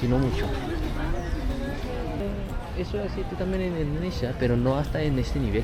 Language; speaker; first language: Spanish; non-native, fluent; Indonesian